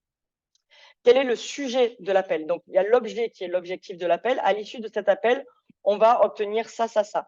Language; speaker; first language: French; native; French